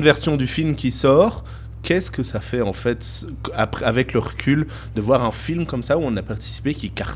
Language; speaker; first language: French; native; French